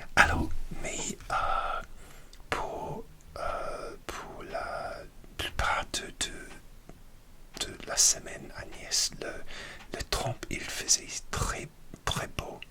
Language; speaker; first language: French; non-native, learner; English